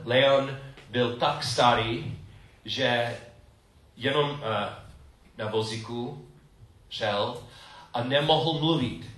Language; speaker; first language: Czech; non-native, learner; English